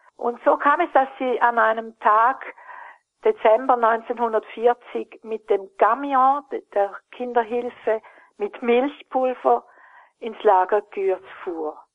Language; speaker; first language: German; native; German